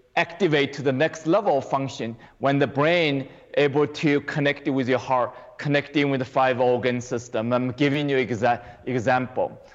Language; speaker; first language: English; non-native, fluent; Chinese